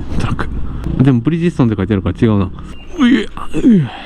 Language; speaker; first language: Japanese; native; Japanese